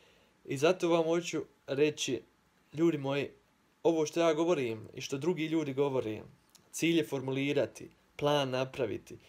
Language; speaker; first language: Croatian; early bilingual, heritage; Croatian